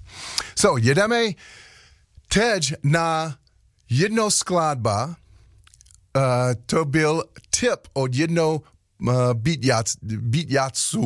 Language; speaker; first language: Czech; non-native, learner; English